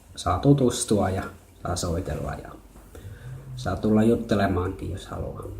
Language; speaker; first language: Finnish; non-native, fluent; Jarai